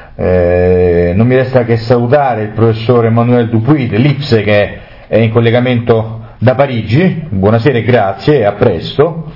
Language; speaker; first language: Italian; native; Italian